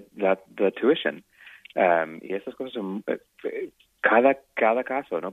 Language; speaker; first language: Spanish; non-native, learner; English